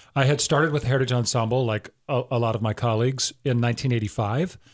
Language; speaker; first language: English; native; English